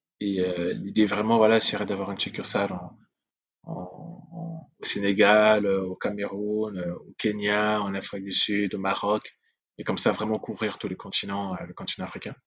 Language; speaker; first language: French; non-native, local second language; Sango